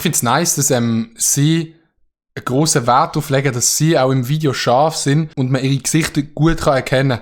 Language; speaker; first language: German; native; German